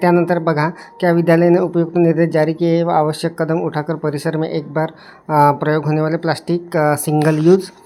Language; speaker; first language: Hindi; non-native, local second language; Marathi